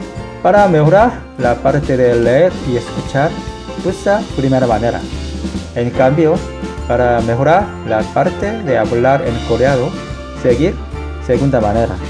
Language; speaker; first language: Spanish; non-native, fluent; Korean